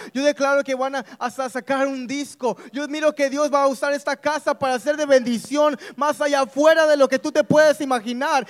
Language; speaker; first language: Spanish; early bilingual, heritage; Spanish